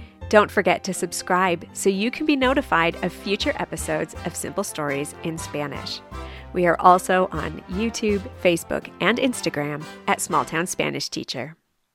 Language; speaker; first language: English; native; English